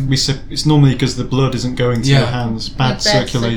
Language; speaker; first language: English; native; English